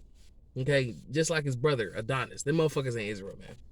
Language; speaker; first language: English; native; English